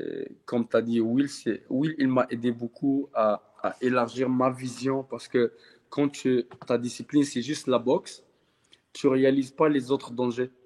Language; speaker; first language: French; non-native, local second language; Arabic